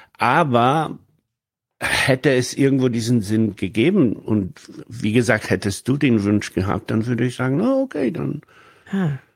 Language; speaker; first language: German; non-native, fluent; Polish